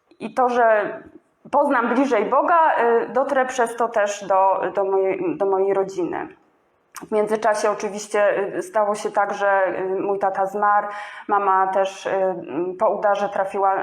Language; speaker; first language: Polish; native; Polish